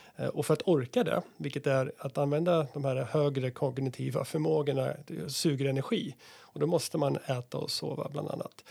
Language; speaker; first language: Swedish; native; Swedish